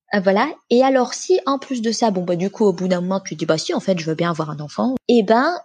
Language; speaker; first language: French; native; French